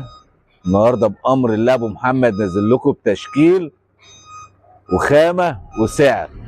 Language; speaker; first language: Arabic; native; Arabic